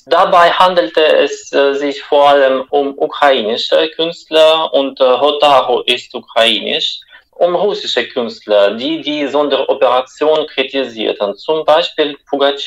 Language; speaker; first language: German; non-native, fluent; Russian